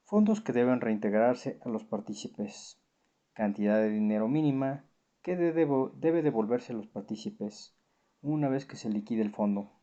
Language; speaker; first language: Spanish; native; Spanish